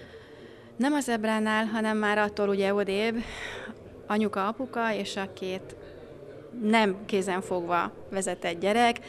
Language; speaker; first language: Hungarian; native; Hungarian